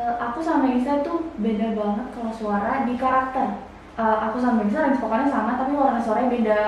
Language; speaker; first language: Indonesian; native; Indonesian